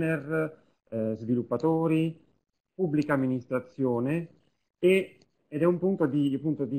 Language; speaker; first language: Italian; native; Italian